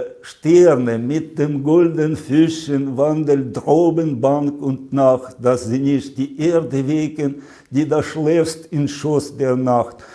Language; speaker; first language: German; non-native, learner; Ukrainian